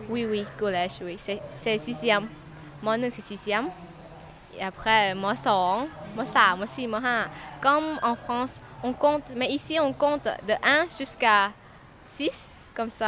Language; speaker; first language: French; non-native, learner; Lao